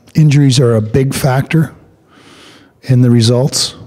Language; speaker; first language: English; native; English